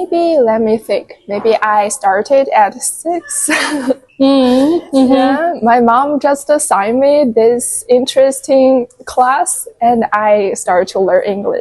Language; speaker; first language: English; non-native, fluent; Chinese